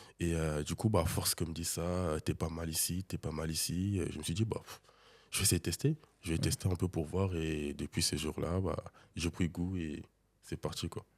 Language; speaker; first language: French; early bilingual, other home language; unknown